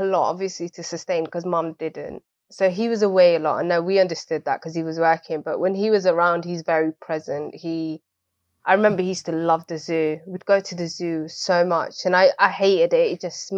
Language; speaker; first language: English; early bilingual, other home language; Swahili